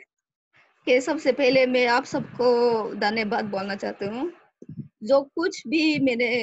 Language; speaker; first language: Hindi; non-native, local second language; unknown